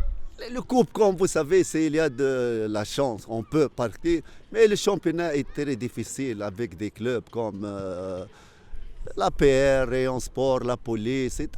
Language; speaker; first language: French; non-native, fluent; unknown